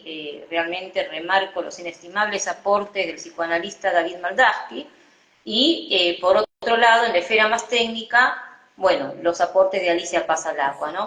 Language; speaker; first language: Spanish; native; Spanish